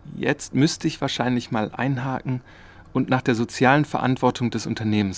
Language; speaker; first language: German; native; German